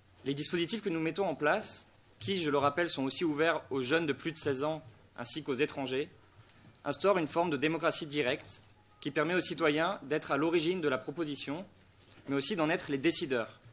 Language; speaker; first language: French; native; French